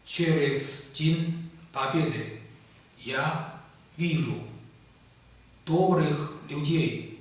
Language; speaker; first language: Russian; non-native, learner; Chinese